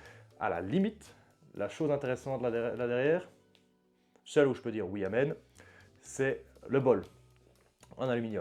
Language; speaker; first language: French; native; French